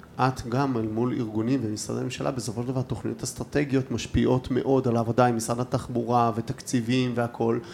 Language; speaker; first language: Hebrew; native; Hebrew